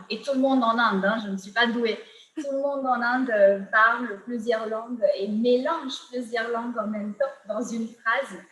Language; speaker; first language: French; non-native, fluent; Gujarati